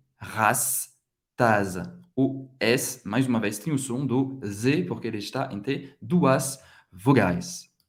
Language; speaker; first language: Portuguese; non-native, fluent; French